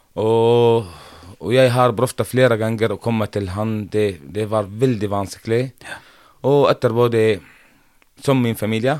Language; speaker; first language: Norwegian; non-native, learner; Arabic